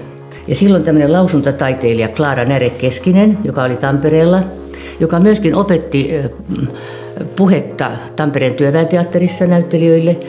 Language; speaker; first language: Finnish; native; Finnish